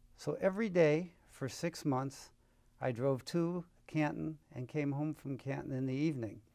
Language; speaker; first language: English; native; English